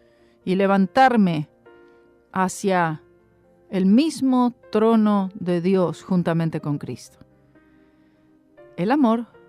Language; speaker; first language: Spanish; native; Spanish